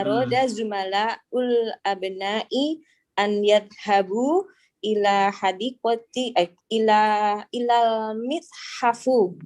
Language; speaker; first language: Arabic; non-native, learner; Indonesian